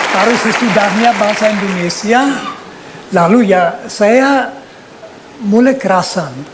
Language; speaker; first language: Indonesian; non-native, fluent; German